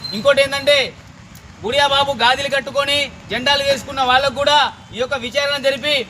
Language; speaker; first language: Telugu; non-native, local second language; Lambadi